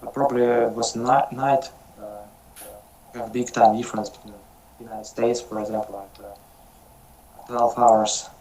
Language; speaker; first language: English; non-native, learner; Russian